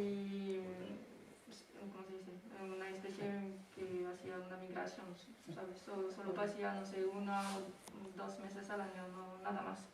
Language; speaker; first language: Spanish; non-native, fluent; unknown